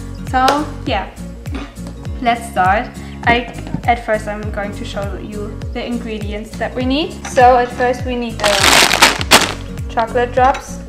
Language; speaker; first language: English; non-native, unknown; German